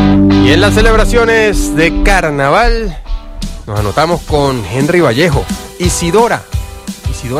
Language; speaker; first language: Spanish; native; Spanish